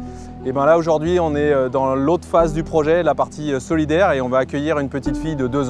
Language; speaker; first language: French; native; French